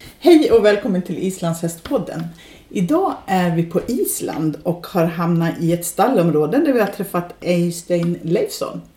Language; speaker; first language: Swedish; native; Swedish